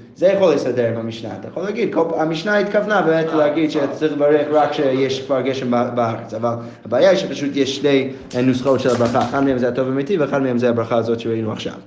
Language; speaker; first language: Hebrew; non-native, fluent; English